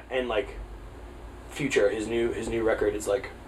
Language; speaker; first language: English; native; English